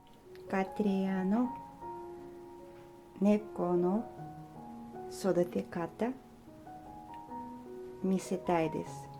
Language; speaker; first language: Japanese; non-native, learner; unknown